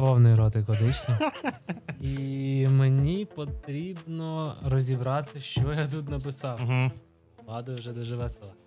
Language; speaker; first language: Ukrainian; non-native, local second language; Russian